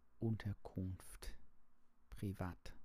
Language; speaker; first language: German; non-native, learner; English